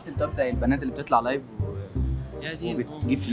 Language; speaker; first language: Arabic; native; Arabic